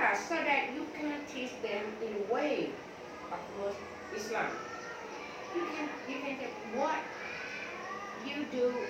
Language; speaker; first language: English; non-native, learner; Thai